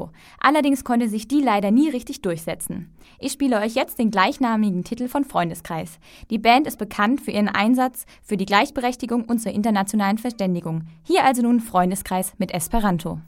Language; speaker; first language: German; native; German